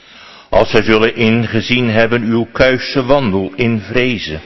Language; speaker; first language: Dutch; native; Dutch